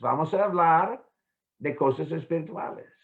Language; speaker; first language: Spanish; non-native, fluent; English